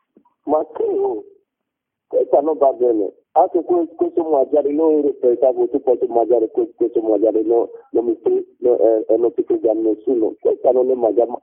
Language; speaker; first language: Italian; non-native, learner; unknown